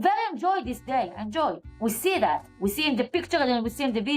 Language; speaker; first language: English; non-native, learner; Hebrew